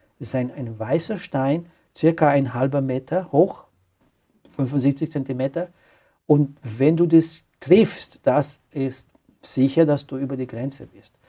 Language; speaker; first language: German; non-native, fluent; Romanian